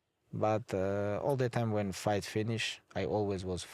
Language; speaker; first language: English; non-native, fluent; Avaric